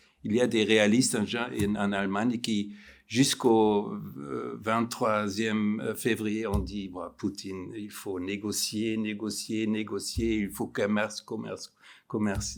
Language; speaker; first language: French; non-native, fluent; German